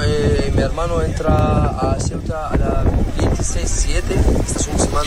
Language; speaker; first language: Spanish; non-native, learner; Arabic